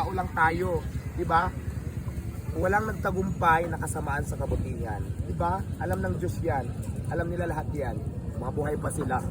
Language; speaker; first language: Filipino; native; Filipino